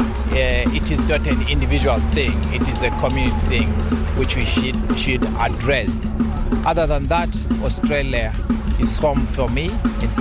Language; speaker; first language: English; non-native, local second language; Shona